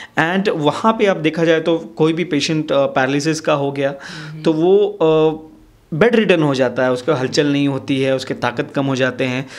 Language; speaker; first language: Hindi; native; Hindi